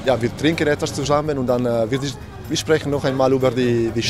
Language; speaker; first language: German; non-native, fluent; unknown